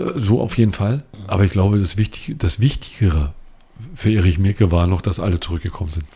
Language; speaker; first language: German; native; German